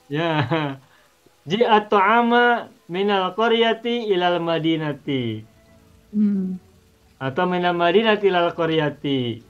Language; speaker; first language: Arabic; non-native, fluent; Indonesian